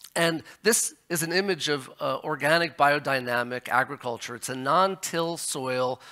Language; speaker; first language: English; native; English